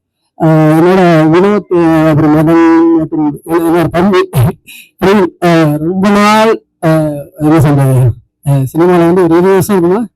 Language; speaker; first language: Tamil; native; Tamil